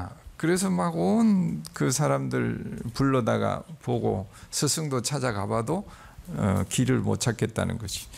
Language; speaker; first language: Korean; native; Korean